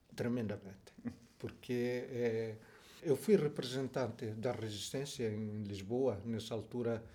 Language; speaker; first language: Portuguese; non-native, fluent; Tetum